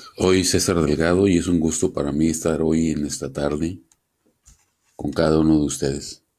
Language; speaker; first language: Spanish; native; Spanish